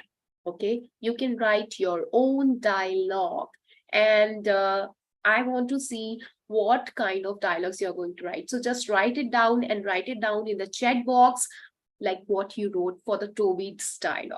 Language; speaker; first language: English; non-native, local second language; Hindi